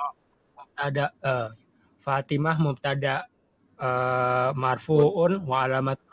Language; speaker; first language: Arabic; non-native, learner; Indonesian